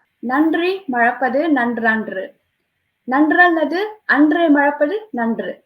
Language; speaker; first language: Tamil; non-native, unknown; Japanese